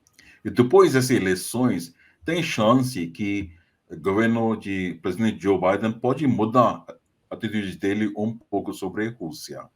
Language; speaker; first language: Portuguese; non-native, fluent; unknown